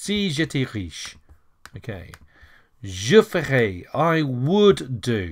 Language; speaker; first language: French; non-native, fluent; English